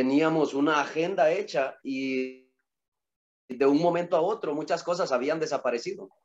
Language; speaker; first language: Spanish; native; Spanish